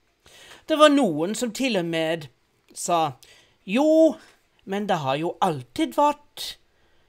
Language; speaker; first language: Norwegian; non-native, fluent; English